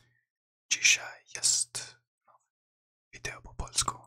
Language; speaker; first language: Polish; non-native, learner; English